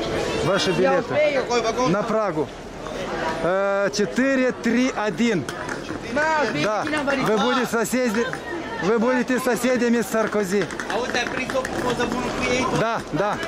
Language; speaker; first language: Russian; non-native, local second language; Romanian